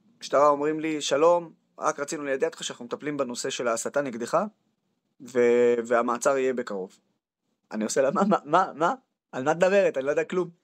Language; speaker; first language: Hebrew; non-native, local second language; Arabic